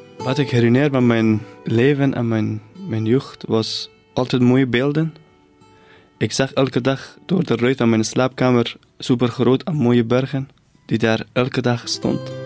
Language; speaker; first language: Dutch; non-native, fluent; Persian